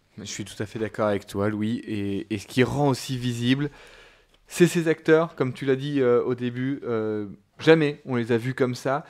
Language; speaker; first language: French; native; French